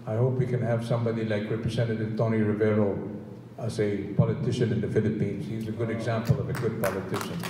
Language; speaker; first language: English; non-native, local second language; Filipino